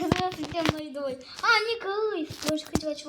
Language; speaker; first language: Romanian; early bilingual, heritage; Romanian